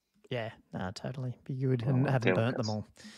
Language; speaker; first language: English; native; English